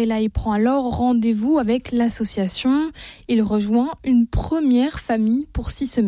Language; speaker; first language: French; native; French